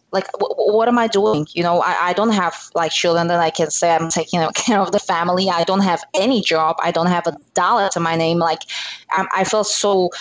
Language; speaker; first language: English; non-native, fluent; Slovak